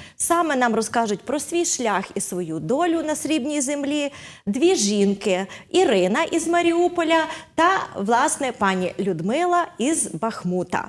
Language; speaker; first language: Ukrainian; native; Ukrainian